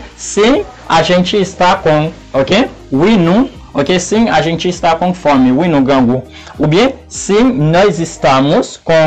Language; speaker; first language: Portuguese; non-native, fluent; Haitian Creole